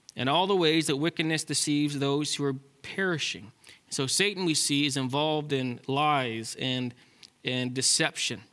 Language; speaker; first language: English; native; English